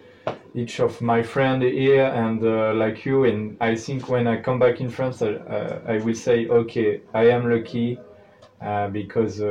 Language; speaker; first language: English; non-native, learner; French